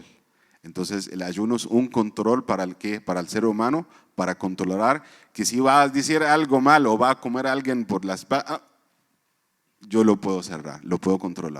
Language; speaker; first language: Spanish; non-native, fluent; Arabic